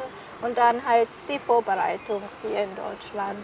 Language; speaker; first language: German; non-native, fluent; Kinyarwanda